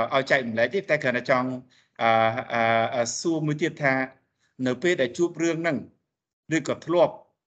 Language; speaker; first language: Khmer; native; Khmer